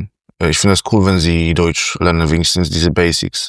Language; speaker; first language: German; non-native, fluent; Polish